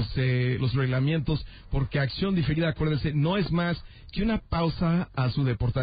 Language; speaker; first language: Spanish; native; Spanish